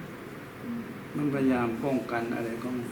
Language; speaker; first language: Thai; native; Thai